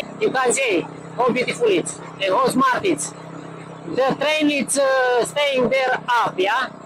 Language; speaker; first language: English; non-native, learner; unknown